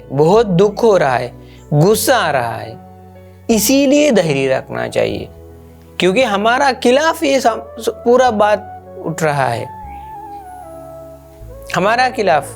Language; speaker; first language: Hindi; non-native, local second language; Sinhala